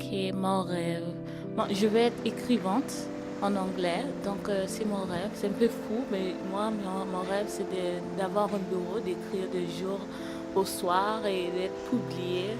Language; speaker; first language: French; non-native, learner; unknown